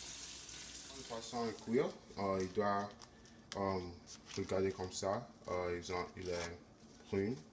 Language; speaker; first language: French; non-native, learner; English